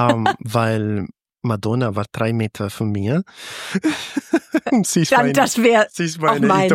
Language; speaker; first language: German; non-native, fluent; Spanish